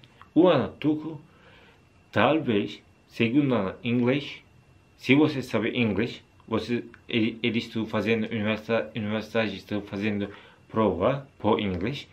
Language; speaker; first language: Portuguese; non-native, learner; Turkish